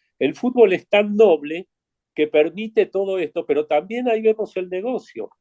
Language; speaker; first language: Spanish; native; Spanish